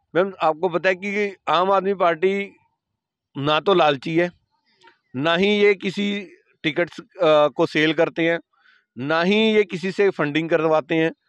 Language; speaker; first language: Hindi; native; Hindi